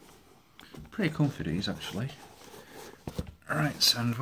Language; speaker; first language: English; native; English